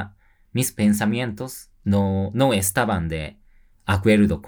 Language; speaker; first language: Spanish; non-native, learner; Japanese